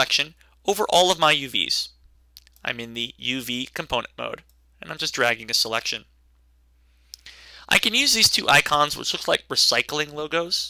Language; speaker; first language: English; native; English